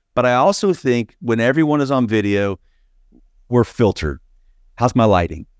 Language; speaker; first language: English; native; English